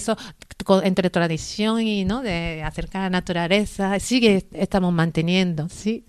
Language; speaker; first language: Spanish; non-native, learner; Japanese